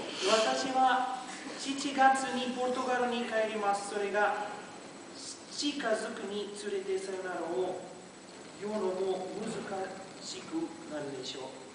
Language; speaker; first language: Japanese; non-native, learner; Portuguese